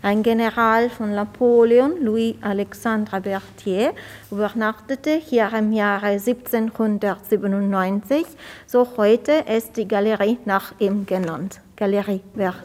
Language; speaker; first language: German; non-native, fluent; Italian